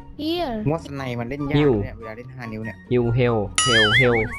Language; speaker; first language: English; non-native, learner; Thai